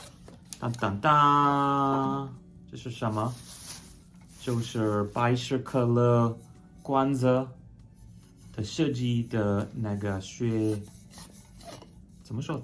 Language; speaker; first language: Chinese; non-native, fluent; English